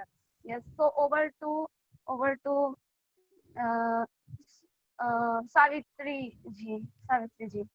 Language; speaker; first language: English; non-native, learner; Hindi